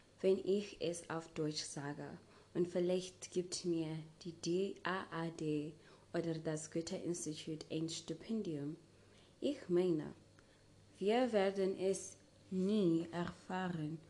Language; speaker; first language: German; non-native, learner; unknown